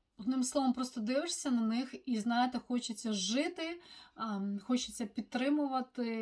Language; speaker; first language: Ukrainian; native; Ukrainian